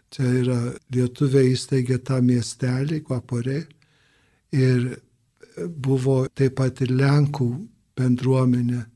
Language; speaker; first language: Lithuanian; early bilingual, heritage; Lithuanian